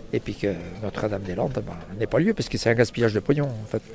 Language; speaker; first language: French; native; French